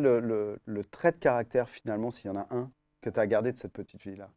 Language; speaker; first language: French; native; French